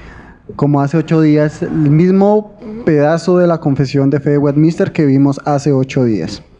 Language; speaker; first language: Spanish; native; Spanish